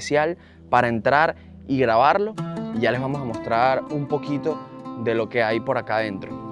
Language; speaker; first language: Spanish; native; Spanish